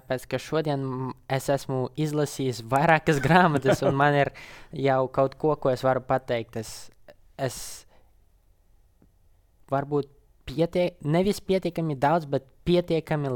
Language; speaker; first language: Latvian; non-native, local second language; Russian